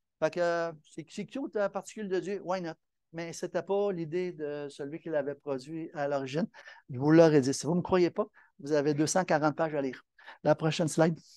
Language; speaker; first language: French; native; French